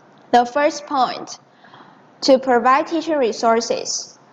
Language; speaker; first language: English; non-native, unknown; Chinese